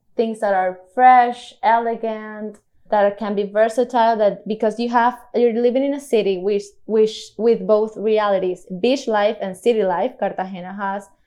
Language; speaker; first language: English; non-native, fluent; Spanish